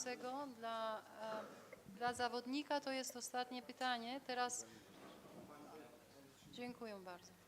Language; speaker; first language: Polish; non-native, fluent; Albanian